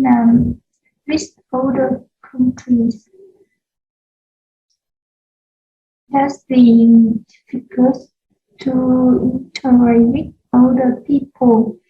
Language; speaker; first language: English; non-native, learner; Vietnamese